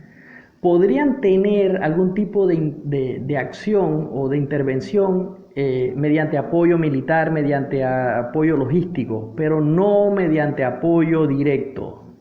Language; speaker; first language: Spanish; native; Spanish